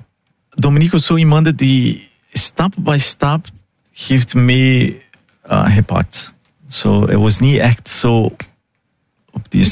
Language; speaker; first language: Dutch; non-native, learner; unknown